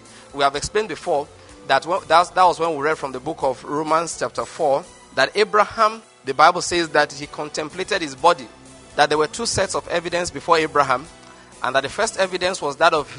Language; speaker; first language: English; non-native, local second language; Igbo